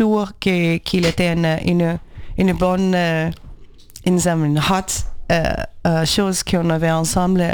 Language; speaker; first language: French; non-native, learner; Portuguese